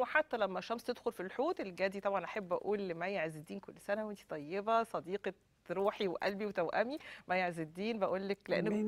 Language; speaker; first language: Arabic; native; Arabic